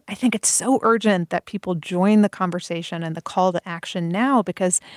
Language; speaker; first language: English; early bilingual, other home language; Persian